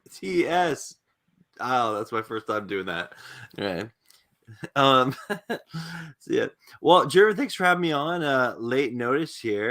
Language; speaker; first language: English; native; English